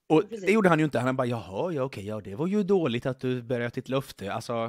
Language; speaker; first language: Swedish; native; Swedish